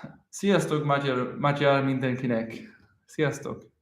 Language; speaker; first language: Hungarian; non-native, learner; Danish